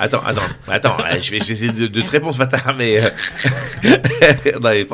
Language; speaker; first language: French; native; French